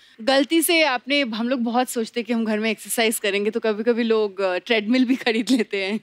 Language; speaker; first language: Hindi; non-native, local second language; Bangla